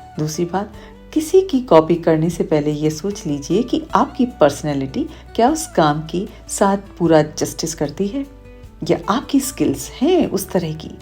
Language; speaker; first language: Hindi; native; Hindi